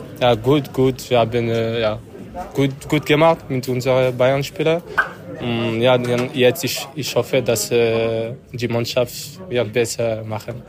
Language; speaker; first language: German; non-native, learner; French